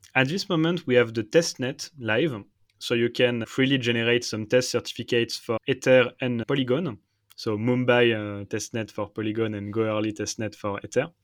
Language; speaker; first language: English; non-native, fluent; French